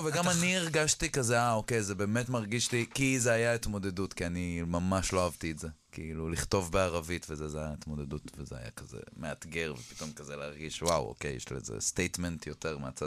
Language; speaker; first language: Hebrew; non-native, local second language; Arabic